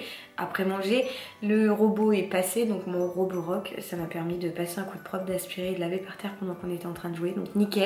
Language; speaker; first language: French; native; French